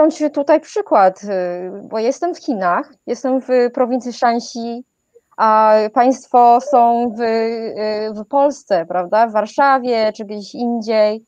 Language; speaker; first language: Polish; non-native, fluent; Chinese